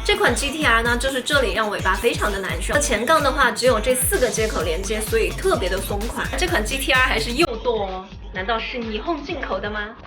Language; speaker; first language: Chinese; native; Chinese